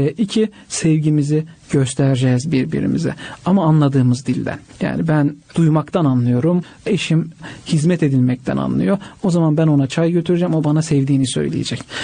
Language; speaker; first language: Turkish; native; Turkish